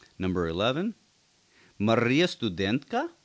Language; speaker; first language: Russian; non-native, learner; English